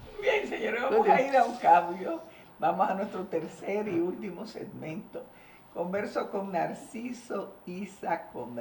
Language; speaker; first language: Spanish; native; Spanish